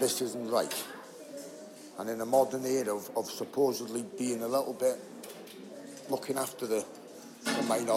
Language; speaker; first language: English; native; English